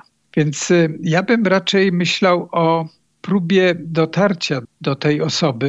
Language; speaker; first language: Polish; native; Polish